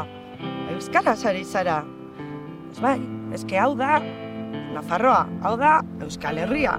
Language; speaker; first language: Basque; non-native, local second language; Spanish